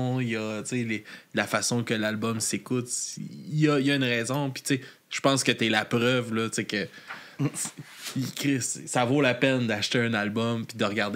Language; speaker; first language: French; native; French